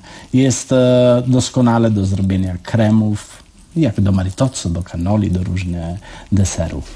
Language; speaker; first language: Polish; non-native, learner; Italian